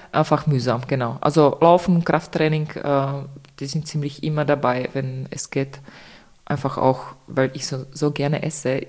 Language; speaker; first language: German; non-native, fluent; Czech